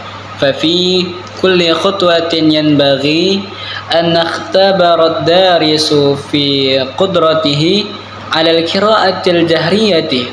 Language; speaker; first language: Arabic; non-native, learner; Indonesian